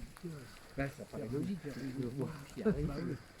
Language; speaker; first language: French; native; French